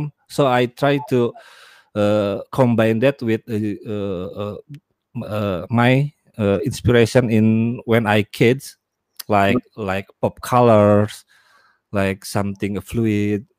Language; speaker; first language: English; non-native, learner; Indonesian